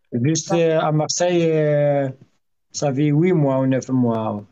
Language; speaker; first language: French; non-native, learner; Arabic